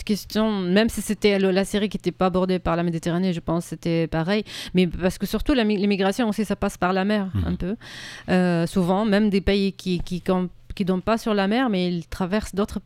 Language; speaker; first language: French; non-native, fluent; Arabic